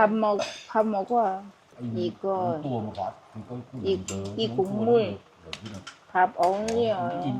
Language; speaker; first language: Korean; non-native, learner; Vietnamese